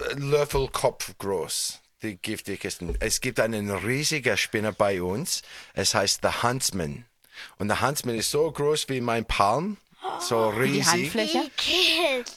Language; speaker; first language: German; non-native, fluent; English